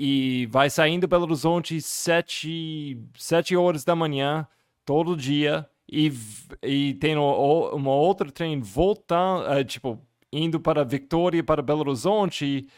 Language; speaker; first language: Portuguese; non-native, fluent; English